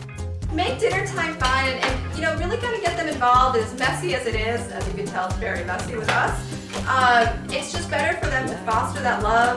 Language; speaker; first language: English; native; English